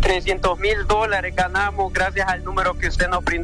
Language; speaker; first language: Spanish; native; Spanish